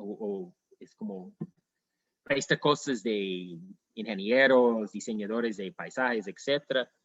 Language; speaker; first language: Spanish; non-native, fluent; English